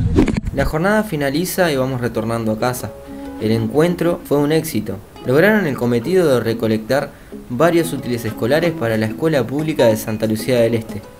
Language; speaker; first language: Spanish; native; Spanish